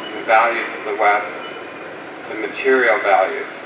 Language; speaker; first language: English; native; English